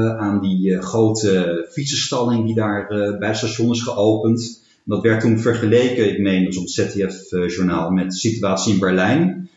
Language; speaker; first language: Dutch; native; Dutch